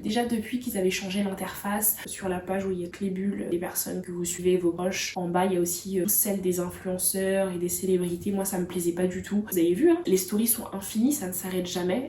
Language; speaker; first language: French; native; French